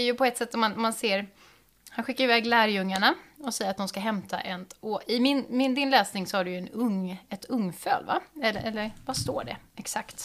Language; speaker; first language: Swedish; native; Swedish